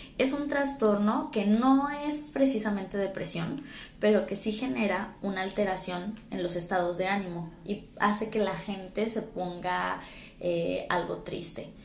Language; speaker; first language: Spanish; native; Spanish